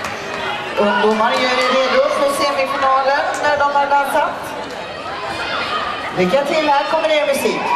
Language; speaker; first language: Swedish; native; Swedish